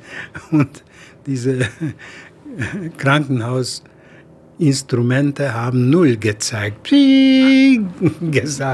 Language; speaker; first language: German; non-native, fluent; Hungarian